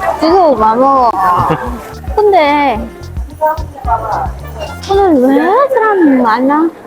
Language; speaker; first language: Korean; non-native, learner; Vietnamese